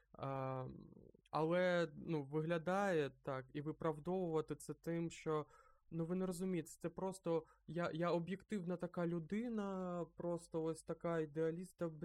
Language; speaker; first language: Ukrainian; non-native, local second language; Russian